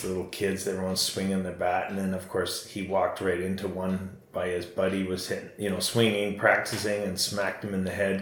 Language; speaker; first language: English; native; English